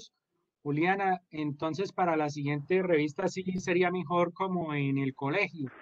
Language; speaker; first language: Spanish; native; Spanish